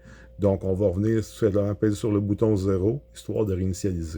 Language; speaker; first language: French; native; French